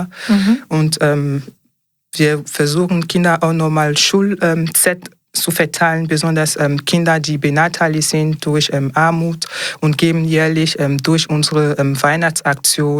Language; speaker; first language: German; non-native, fluent; French